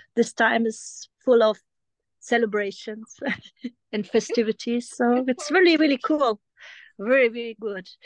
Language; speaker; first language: English; non-native, fluent; German